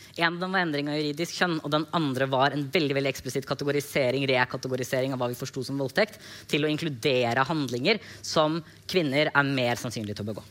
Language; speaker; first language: Norwegian; native; Norwegian